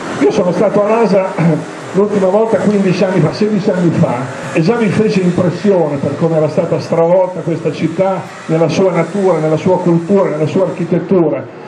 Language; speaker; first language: Italian; native; Italian